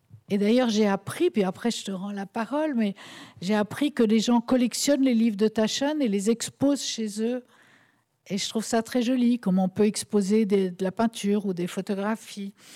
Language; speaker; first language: French; native; French